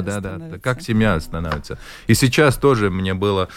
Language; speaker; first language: Russian; non-native, local second language; Latvian